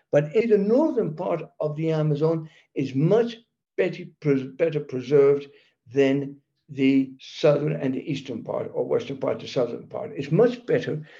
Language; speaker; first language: English; early bilingual, other home language; German